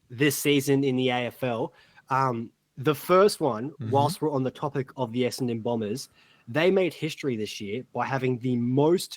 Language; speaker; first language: English; native; English